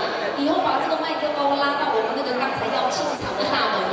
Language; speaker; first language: Chinese; native; Chinese